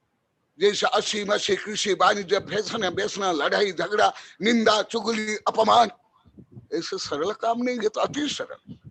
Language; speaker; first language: Hindi; native; Hindi